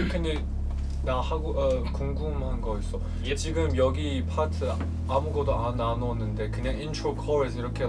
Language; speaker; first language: Korean; non-native, learner; Chinese